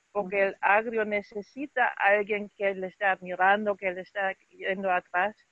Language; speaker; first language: Spanish; non-native, fluent; German